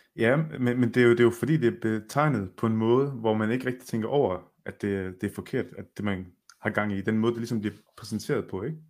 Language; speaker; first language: Danish; native; Danish